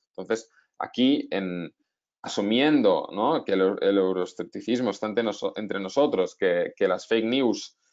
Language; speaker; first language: Spanish; native; Spanish